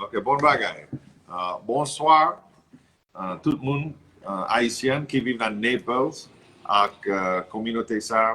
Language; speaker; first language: Haitian Creole; non-native, learner; English